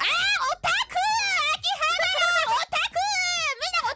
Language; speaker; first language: Japanese; native; Japanese